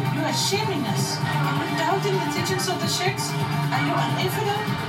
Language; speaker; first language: English; non-native, fluent; Somali